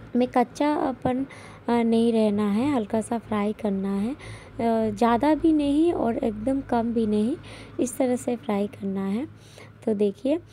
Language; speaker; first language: Hindi; non-native, local second language; Bangla